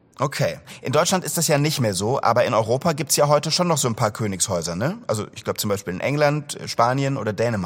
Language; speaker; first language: German; native; German